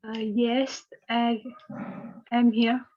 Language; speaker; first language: English; non-native, learner; Vietnamese